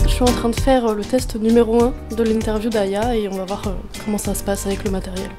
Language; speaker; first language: French; native; French